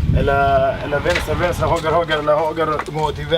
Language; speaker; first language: Swedish; non-native, learner; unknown